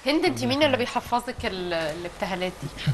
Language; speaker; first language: Arabic; native; Arabic